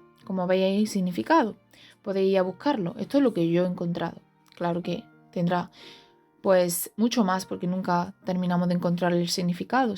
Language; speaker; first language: Spanish; native; Spanish